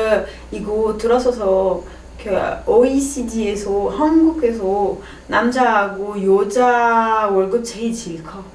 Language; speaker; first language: Korean; non-native, learner; French